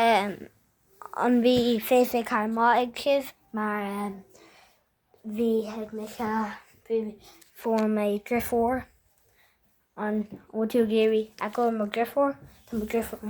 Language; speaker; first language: Irish; non-native, local second language; English